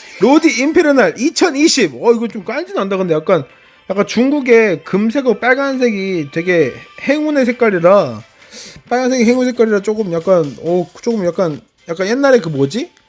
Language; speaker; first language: Korean; native; Korean